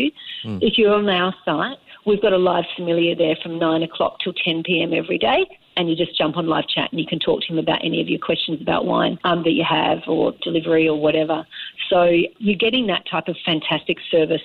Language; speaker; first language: English; native; English